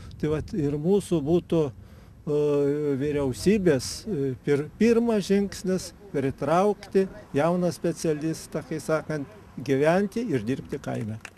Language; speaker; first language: Lithuanian; native; Lithuanian